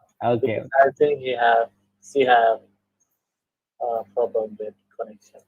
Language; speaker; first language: English; non-native, learner; Indonesian